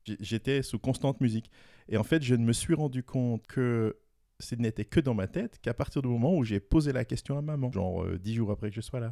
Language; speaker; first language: French; native; French